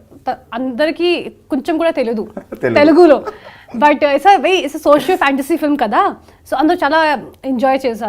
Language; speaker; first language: Telugu; non-native, local second language; Hindi